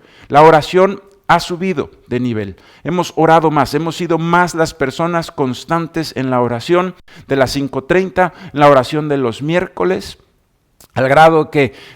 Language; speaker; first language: Spanish; native; Spanish